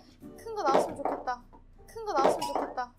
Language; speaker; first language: Korean; native; Korean